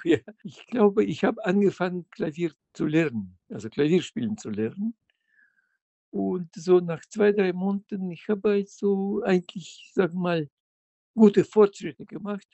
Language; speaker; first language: German; non-native, fluent; Russian